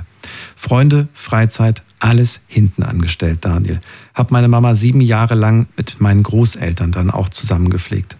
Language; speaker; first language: German; native; German